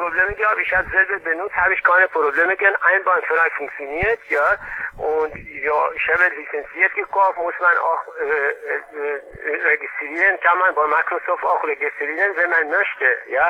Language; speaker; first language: German; non-native, learner; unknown